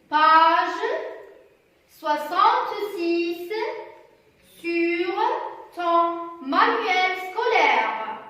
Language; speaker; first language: French; non-native, local second language; Arabic